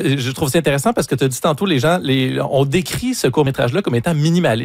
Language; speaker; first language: French; native; French